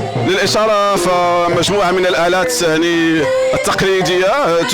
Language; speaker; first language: Arabic; native; Arabic